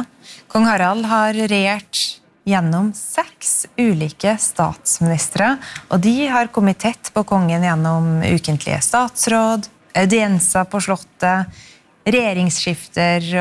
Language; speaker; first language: Norwegian; native; Norwegian